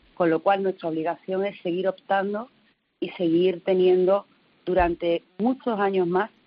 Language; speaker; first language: Spanish; native; Spanish